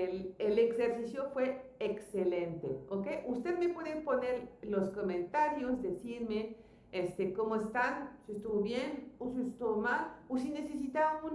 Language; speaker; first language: Spanish; non-native, fluent; French